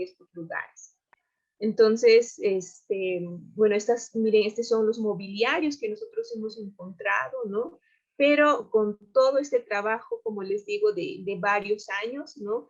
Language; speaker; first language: Spanish; native; Spanish